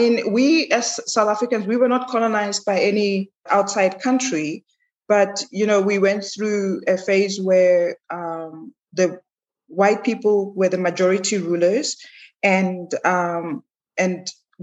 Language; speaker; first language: English; non-native, local second language; Zulu